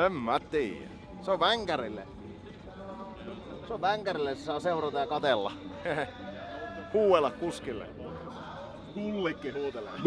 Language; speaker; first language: Finnish; native; Finnish